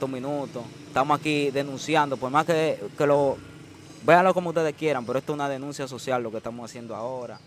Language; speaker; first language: Spanish; native; Spanish